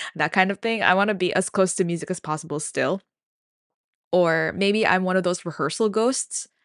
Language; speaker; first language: English; non-native, local second language; Filipino